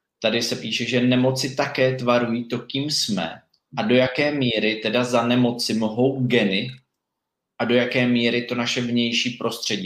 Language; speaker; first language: Czech; native; Czech